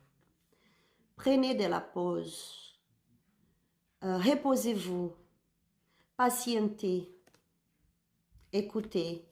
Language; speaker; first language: French; non-native, learner; Spanish